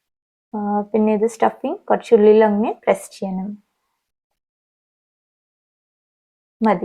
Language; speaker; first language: Malayalam; non-native, fluent; Hindi